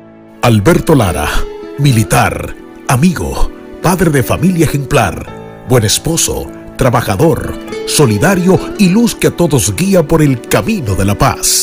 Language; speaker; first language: Spanish; native; Spanish